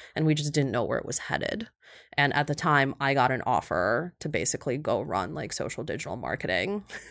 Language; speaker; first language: English; early bilingual, other home language; Russian